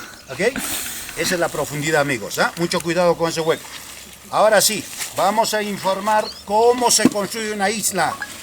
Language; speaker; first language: Spanish; native; Spanish